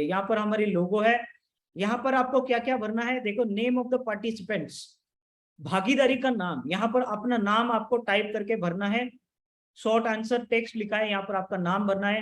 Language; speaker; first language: Hindi; native; Hindi